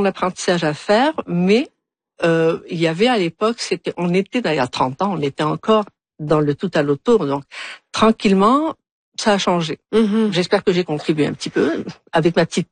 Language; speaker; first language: French; non-native, local second language; Arabic